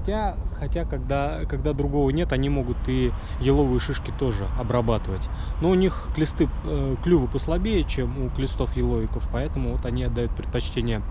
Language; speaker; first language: Russian; native; Russian